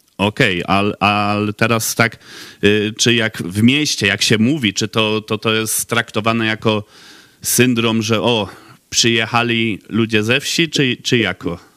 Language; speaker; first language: Polish; native; Polish